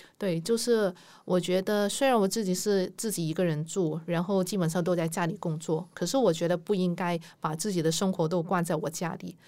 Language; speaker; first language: Chinese; non-native, local second language; Cantonese